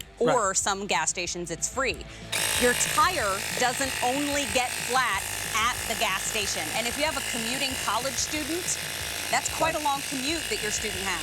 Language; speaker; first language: English; native; English